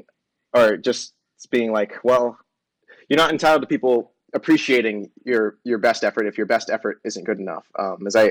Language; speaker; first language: English; native; English